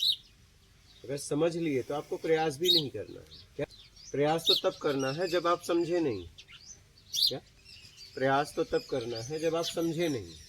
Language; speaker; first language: Hindi; native; Hindi